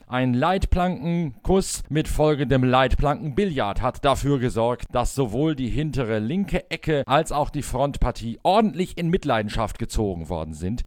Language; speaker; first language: German; native; German